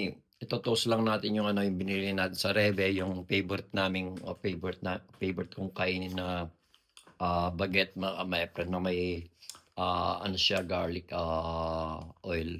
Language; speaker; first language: Filipino; native; Filipino